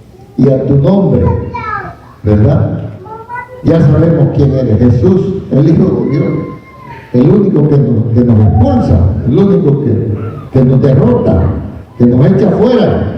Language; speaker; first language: Spanish; native; Spanish